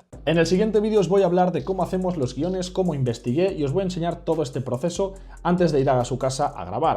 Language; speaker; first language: Spanish; native; Spanish